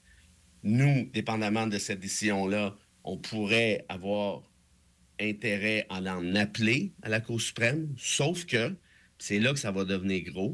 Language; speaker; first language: French; native; French